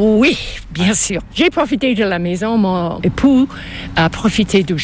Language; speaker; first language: French; non-native, local second language; English